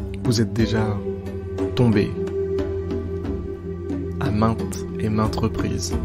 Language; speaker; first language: French; native; French